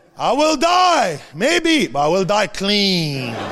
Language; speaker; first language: English; non-native, fluent; French